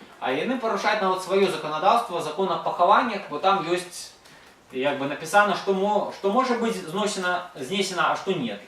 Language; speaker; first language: Belarusian; non-native, local second language; Russian